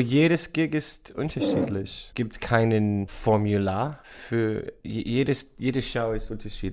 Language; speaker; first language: German; non-native, learner; English